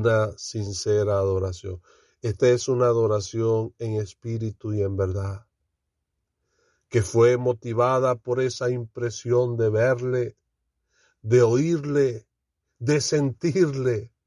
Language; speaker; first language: Spanish; native; Spanish